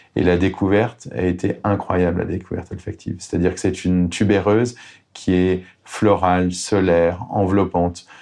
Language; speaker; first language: French; native; French